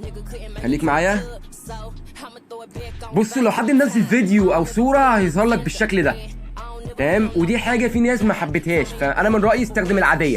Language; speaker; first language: Arabic; native; Arabic